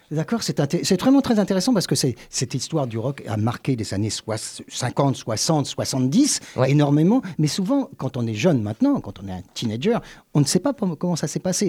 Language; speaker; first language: French; native; French